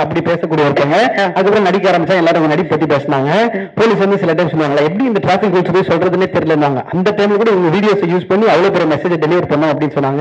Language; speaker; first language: Tamil; native; Tamil